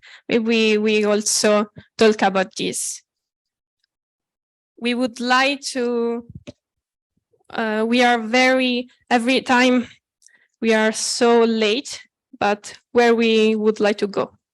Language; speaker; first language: English; non-native, fluent; Italian